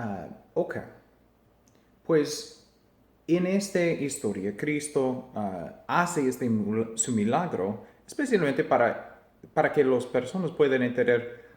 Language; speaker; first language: Spanish; non-native, fluent; English